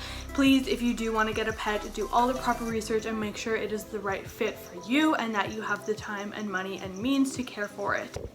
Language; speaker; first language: English; native; English